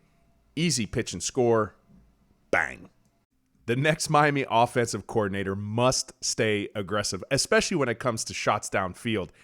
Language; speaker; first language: English; native; English